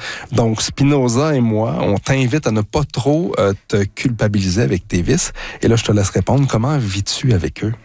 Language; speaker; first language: French; native; French